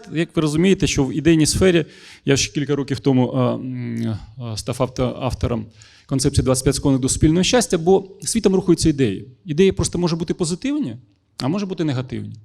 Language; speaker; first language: Ukrainian; non-native, local second language; Russian